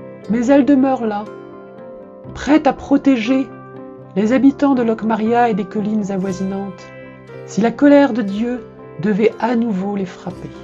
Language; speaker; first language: French; native; French